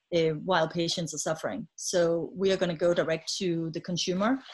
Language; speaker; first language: English; non-native, fluent; Danish